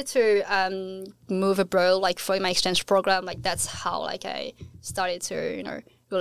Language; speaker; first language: English; non-native, fluent; French